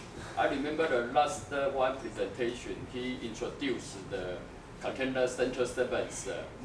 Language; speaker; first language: English; non-native, learner; Chinese